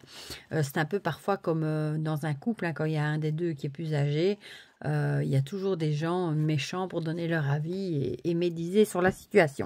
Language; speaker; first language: French; native; French